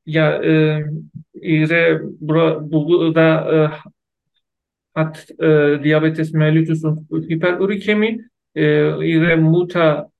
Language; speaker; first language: German; non-native, learner; Turkish